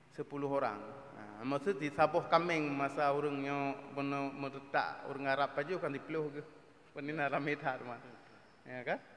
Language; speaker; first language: Malay; non-native, local second language; Achinese